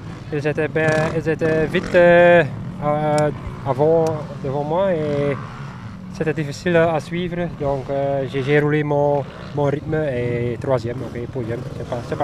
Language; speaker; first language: French; non-native, local second language; Dutch